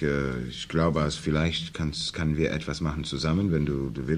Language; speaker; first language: German; non-native, learner; English